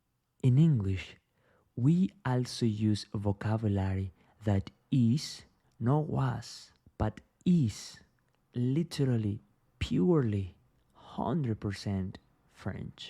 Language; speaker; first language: English; non-native, fluent; Spanish